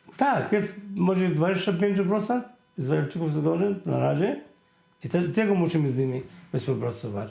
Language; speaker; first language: Polish; non-native, fluent; Arabic